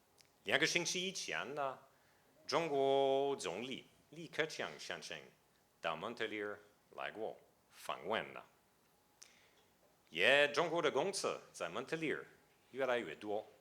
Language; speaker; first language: Chinese; non-native, fluent; French